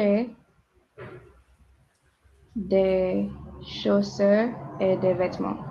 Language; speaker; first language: French; non-native, learner; English